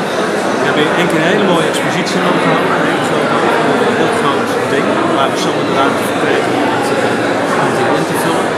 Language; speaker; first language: Dutch; non-native, fluent; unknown